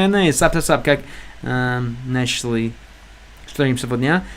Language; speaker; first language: Russian; non-native, learner; English